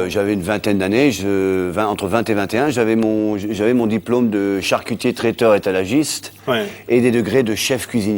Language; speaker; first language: French; native; French